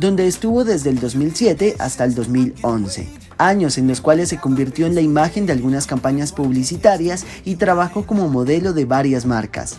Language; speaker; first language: Spanish; native; Spanish